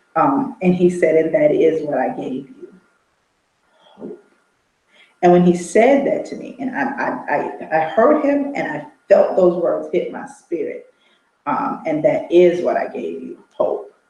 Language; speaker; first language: English; native; English